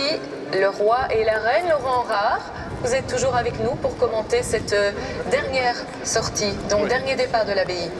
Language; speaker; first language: French; native; French